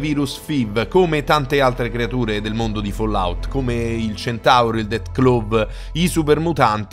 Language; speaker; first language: Italian; native; Italian